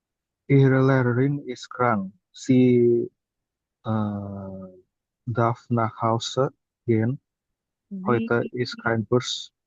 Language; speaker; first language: German; non-native, learner; Indonesian